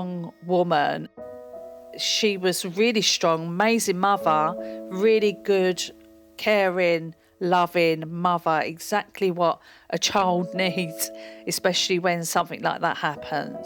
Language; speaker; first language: English; native; English